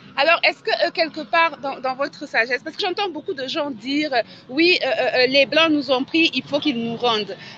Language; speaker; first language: French; native; French